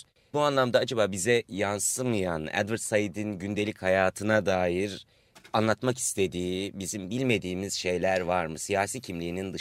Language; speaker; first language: Turkish; native; Turkish